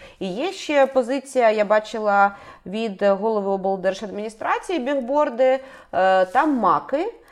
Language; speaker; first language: Ukrainian; native; Ukrainian